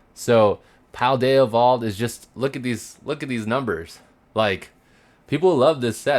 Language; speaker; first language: English; native; English